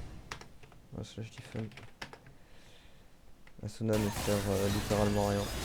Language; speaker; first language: French; native; French